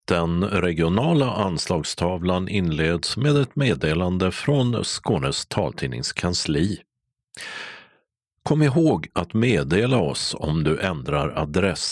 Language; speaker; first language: Swedish; native; Swedish